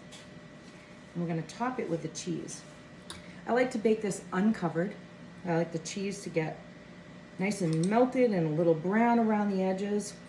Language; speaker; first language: English; native; English